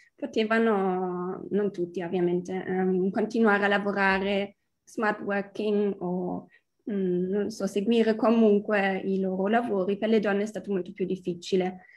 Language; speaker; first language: Italian; non-native, fluent; German